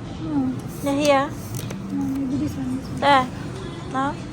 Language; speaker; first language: English; non-native, learner; Thai